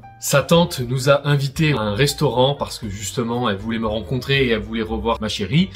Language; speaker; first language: French; native; French